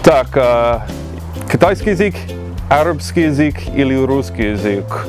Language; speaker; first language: Russian; non-native, learner; English